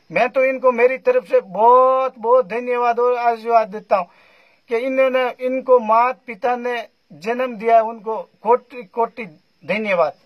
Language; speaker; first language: Hindi; native; Hindi